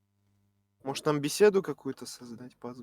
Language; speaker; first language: Russian; native; Russian